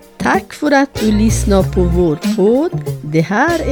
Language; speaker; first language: Swedish; non-native, fluent; Persian